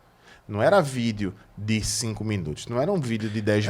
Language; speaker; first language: Portuguese; native; Portuguese